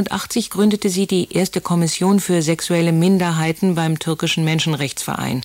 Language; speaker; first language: German; native; German